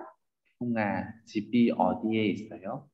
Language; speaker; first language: Vietnamese; native; Vietnamese